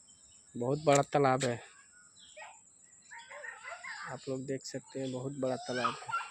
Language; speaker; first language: Hindi; non-native, local second language; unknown